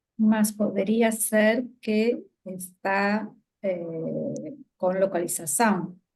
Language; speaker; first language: Portuguese; non-native, learner; Spanish